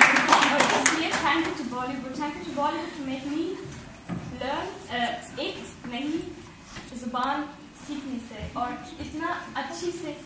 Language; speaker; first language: Hindi; non-native, learner; German